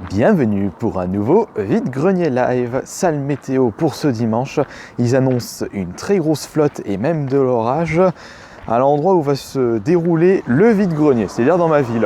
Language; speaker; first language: French; native; French